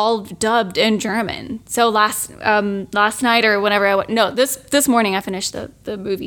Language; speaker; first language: English; non-native, fluent; German